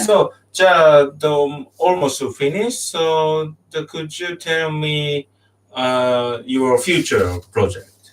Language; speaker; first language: English; non-native, learner; Japanese